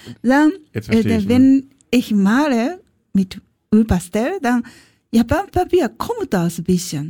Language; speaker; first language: German; non-native, learner; Japanese